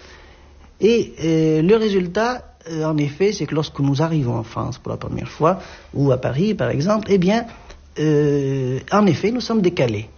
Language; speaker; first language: French; non-native, local second language; Arabic